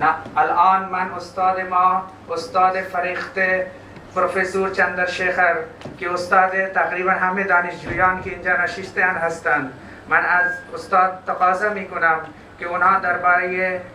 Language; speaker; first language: Persian; non-native, fluent; Hindi